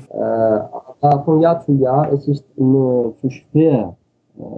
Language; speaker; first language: German; non-native, learner; Armenian